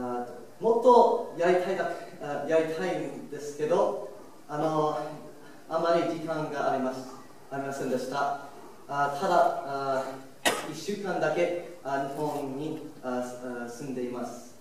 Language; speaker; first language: Japanese; non-native, learner; English